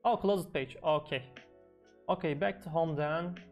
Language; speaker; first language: English; non-native, fluent; Turkish